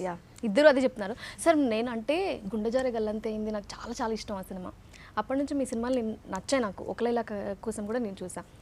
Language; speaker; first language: Telugu; native; Telugu